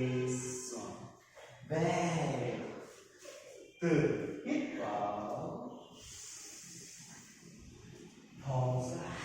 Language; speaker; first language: Vietnamese; non-native, learner; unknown